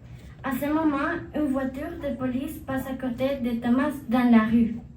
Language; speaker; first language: French; non-native, learner; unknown